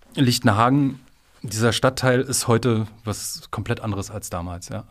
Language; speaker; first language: German; native; German